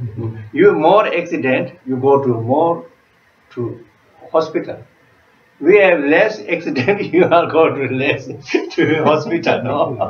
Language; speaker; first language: English; non-native, learner; Tibetan